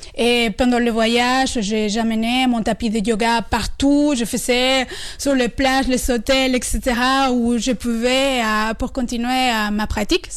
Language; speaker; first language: French; non-native, fluent; Spanish